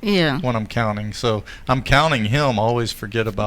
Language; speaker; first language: English; native; English